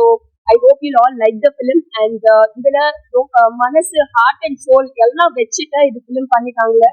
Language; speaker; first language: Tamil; non-native, fluent; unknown